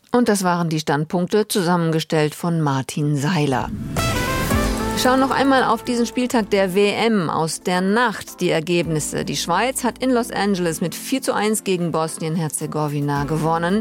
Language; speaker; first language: German; native; German